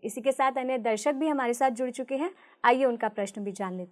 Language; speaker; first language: Hindi; native; Hindi